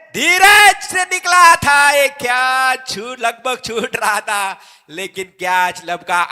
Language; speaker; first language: Hindi; non-native, local second language; Marathi